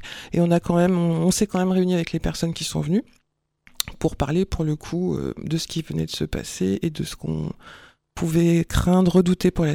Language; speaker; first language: French; native; French